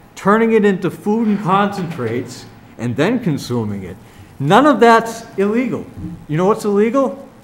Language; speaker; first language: English; native; English